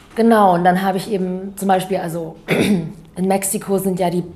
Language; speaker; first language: German; early bilingual, other home language; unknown